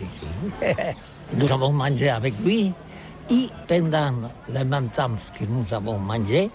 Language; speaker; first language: French; non-native, learner; Catalan